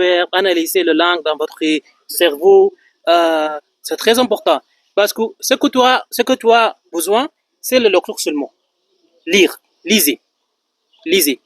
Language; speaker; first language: French; non-native, fluent; Arabic